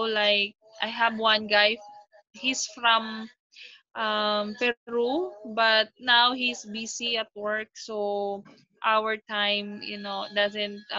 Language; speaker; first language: English; non-native, local second language; Filipino